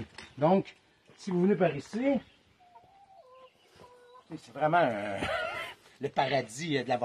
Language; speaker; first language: French; native; French